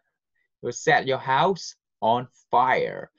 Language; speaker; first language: English; non-native, fluent; Vietnamese